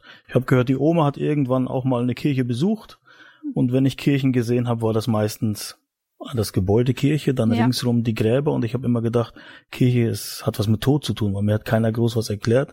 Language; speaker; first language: German; native; German